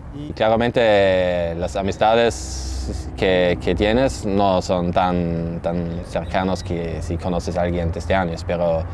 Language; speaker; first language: Spanish; non-native, learner; German